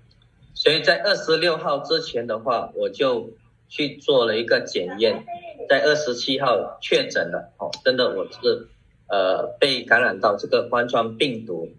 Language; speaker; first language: Chinese; early bilingual, heritage; Chinese